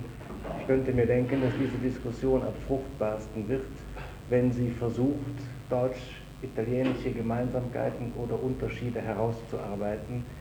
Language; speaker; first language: German; native; German